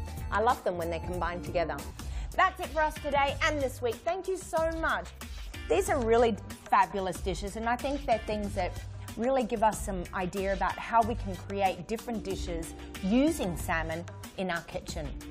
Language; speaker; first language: English; native; English